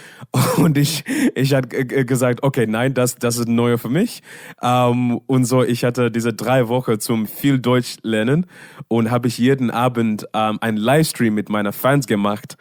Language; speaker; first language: German; non-native, learner; English